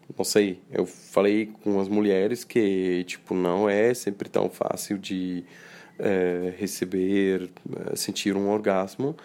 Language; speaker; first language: Portuguese; non-native, fluent; Swiss German